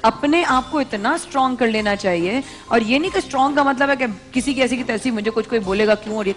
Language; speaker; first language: Urdu; native; Urdu